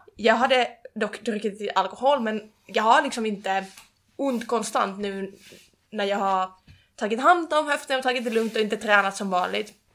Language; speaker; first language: Swedish; non-native, fluent; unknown